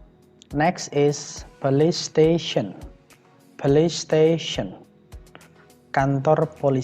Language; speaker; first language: English; non-native, fluent; Indonesian